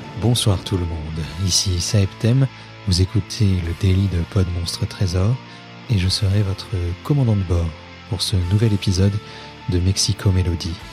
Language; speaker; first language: French; native; French